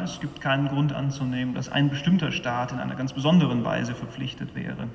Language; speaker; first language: German; native; German